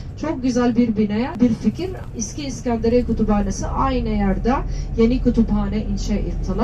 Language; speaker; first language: Turkish; non-native, learner; Arabic